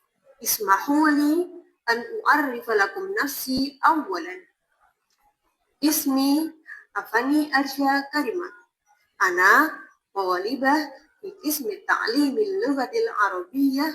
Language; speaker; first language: Arabic; non-native, fluent; Indonesian